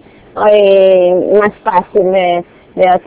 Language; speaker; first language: Spanish; non-native, learner; Russian